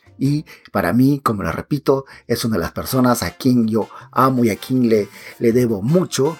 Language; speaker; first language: Spanish; native; Spanish